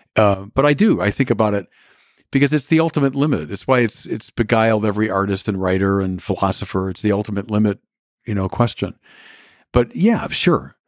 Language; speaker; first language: English; native; English